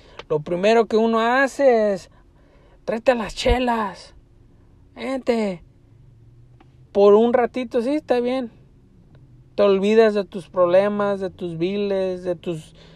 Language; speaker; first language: Spanish; early bilingual, heritage; Spanish